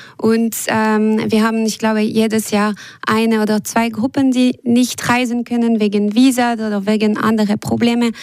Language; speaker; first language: German; non-native, local second language; French